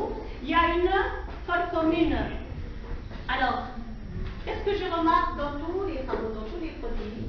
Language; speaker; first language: French; non-native, local second language; Arabic